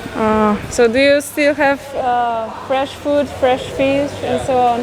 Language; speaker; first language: English; non-native, learner; Polish